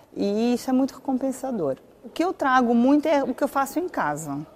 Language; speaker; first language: Portuguese; native; Portuguese